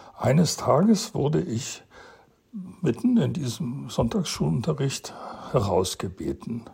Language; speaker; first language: German; early bilingual, heritage; German